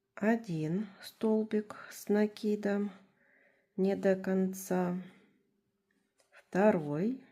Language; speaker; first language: Russian; native; Russian